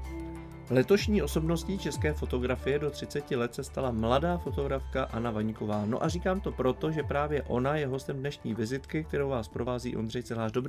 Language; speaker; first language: Czech; native; Czech